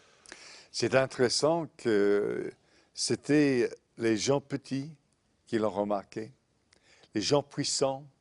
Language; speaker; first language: French; non-native, fluent; English